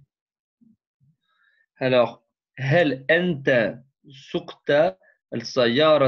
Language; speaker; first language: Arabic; non-native, learner; French